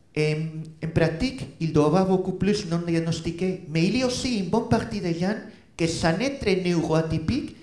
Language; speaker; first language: French; non-native, fluent; Spanish